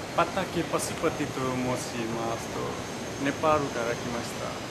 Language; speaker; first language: Japanese; non-native, learner; Nepali